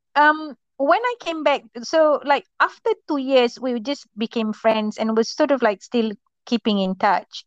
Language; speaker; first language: English; non-native, local second language; Malay